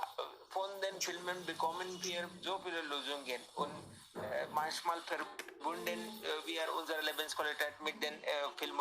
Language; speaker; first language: German; non-native, learner; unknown